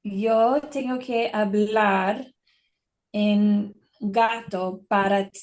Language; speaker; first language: Spanish; non-native, learner; English